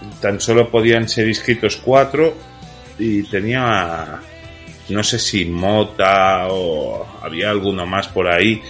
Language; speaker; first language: Spanish; native; Spanish